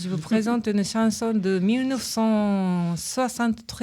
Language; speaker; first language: French; non-native, learner; Japanese